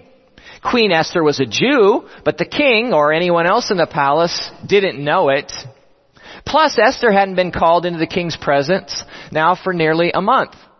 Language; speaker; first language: English; native; English